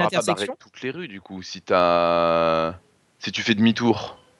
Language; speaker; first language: French; native; French